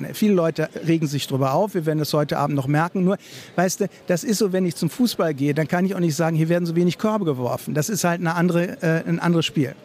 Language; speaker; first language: German; native; German